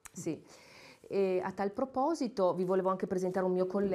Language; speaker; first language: Italian; native; Italian